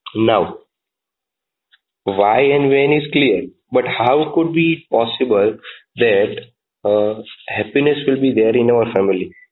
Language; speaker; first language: English; non-native, local second language; Gujarati